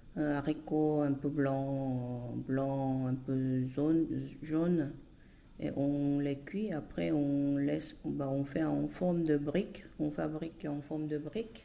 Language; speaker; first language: French; non-native, fluent; Korean